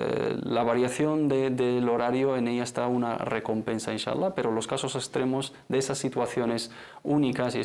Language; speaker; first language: Spanish; native; Spanish